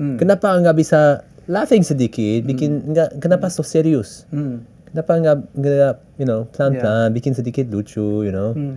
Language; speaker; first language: Indonesian; early bilingual, heritage; English